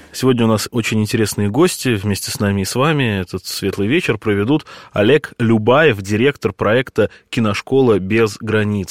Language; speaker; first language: Russian; native; Russian